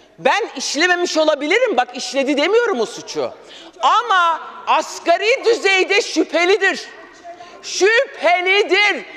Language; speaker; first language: Turkish; non-native, local second language; Kurdish